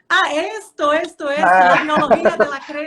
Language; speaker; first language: Spanish; non-native, fluent; Portuguese